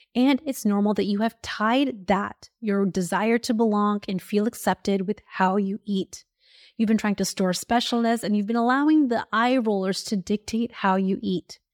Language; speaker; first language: English; early bilingual, other home language; Hindi